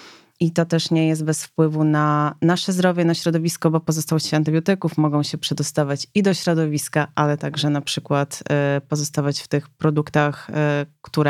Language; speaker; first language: Polish; native; Polish